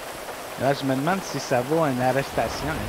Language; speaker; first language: French; native; French